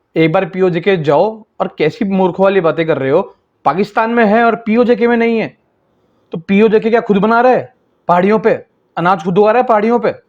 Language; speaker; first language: Hindi; native; Hindi